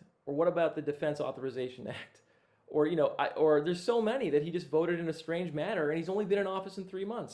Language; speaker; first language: English; native; English